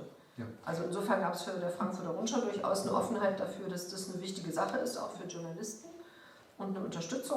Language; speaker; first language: German; native; German